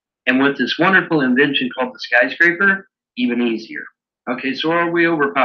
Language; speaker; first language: English; native; English